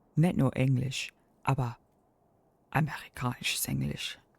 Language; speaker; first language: German; non-native, learner; English